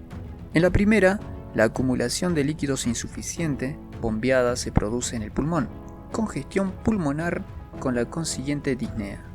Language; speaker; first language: Spanish; native; Spanish